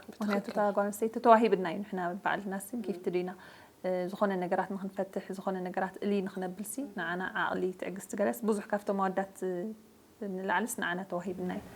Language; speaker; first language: Tigrinya; native; Tigrinya